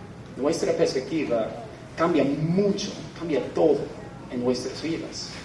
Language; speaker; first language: Spanish; non-native, fluent; English